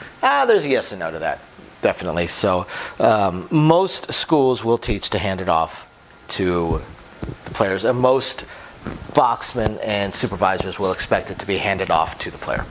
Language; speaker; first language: English; native; English